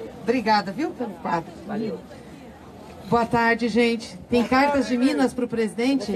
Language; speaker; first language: Portuguese; native; Portuguese